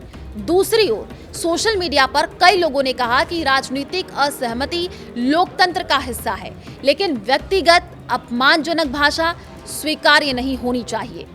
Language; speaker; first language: Hindi; native; Hindi